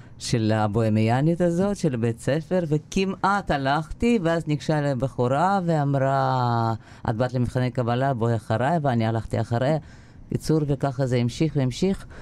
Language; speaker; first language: Hebrew; non-native, fluent; Russian